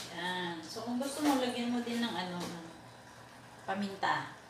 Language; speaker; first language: Filipino; native; Filipino